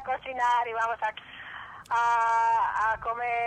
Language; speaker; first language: Spanish; early bilingual, heritage; English